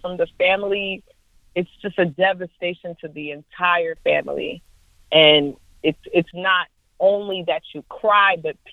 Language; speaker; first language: English; native; English